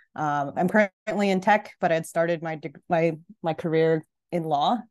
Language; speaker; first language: English; early bilingual, other home language; Filipino